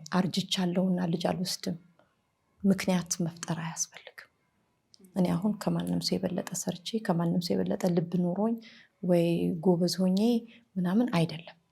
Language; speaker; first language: Amharic; native; Amharic